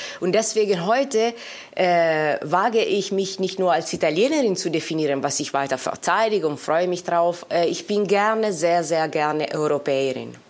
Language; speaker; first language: German; non-native, fluent; Italian